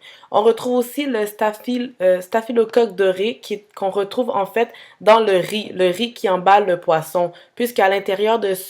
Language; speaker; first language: French; native; French